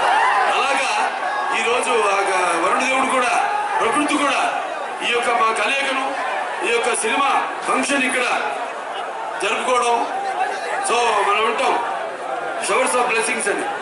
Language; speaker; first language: Telugu; native; Telugu